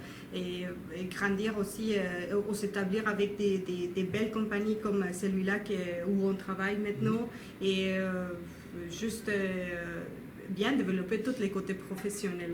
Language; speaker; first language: French; non-native, learner; Spanish